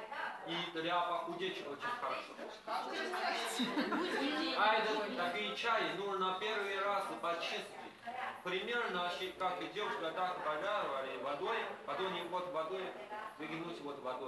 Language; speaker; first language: Russian; non-native, learner; Chinese